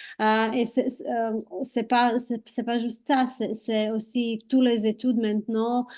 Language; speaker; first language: French; non-native, fluent; Croatian